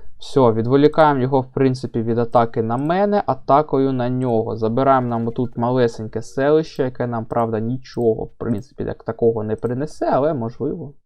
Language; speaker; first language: Ukrainian; non-native, local second language; Russian